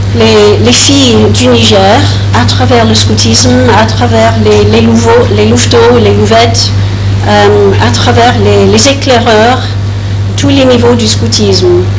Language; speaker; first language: French; non-native, fluent; English